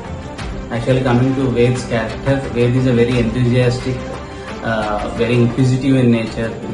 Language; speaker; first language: English; non-native, local second language; Telugu